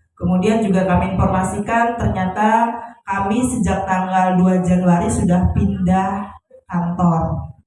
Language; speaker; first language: Indonesian; non-native, local second language; Sundanese